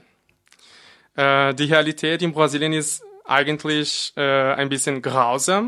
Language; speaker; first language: German; non-native, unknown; Portuguese